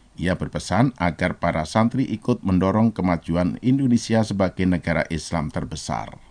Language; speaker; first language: Indonesian; native; Indonesian